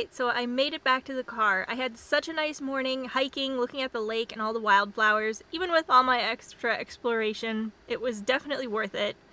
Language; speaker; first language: English; native; English